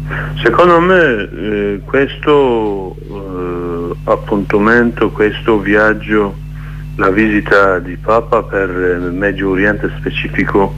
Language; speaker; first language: Italian; non-native, learner; Kurdish